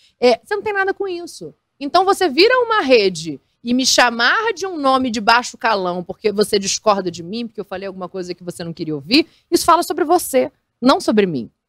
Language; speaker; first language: Portuguese; native; Portuguese